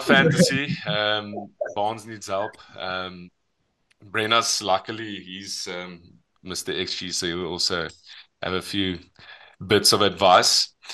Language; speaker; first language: English; non-native, local second language; Afrikaans